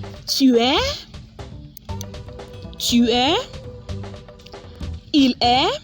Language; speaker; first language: French; non-native, fluent; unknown